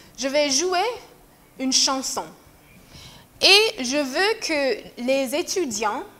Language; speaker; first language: French; non-native, fluent; English